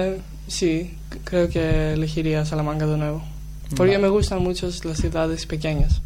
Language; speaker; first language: Spanish; non-native, learner; Greek